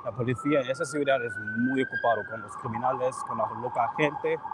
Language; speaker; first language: Spanish; non-native, learner; English